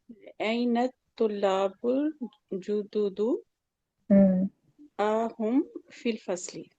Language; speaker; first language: Arabic; non-native, learner; Urdu